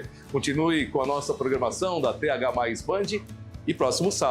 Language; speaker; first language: Portuguese; native; Portuguese